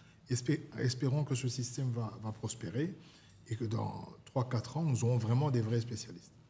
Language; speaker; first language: French; non-native, local second language; Lingala